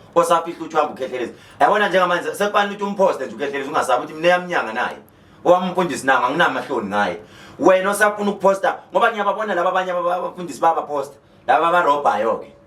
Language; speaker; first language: Zulu; native; Zulu